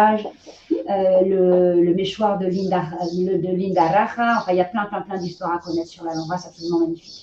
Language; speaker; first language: French; native; French